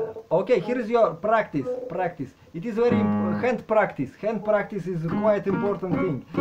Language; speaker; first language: English; non-native, fluent; Russian